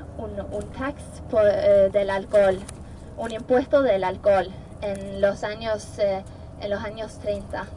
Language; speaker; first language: Spanish; non-native, fluent; Norwegian